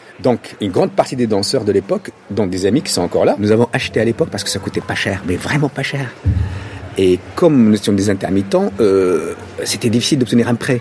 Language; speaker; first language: French; non-native, local second language; Arabic